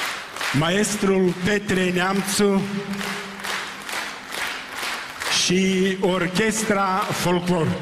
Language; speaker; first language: Romanian; native; Romanian